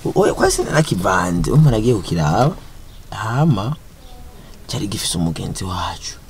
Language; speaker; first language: Rundi; native; Rundi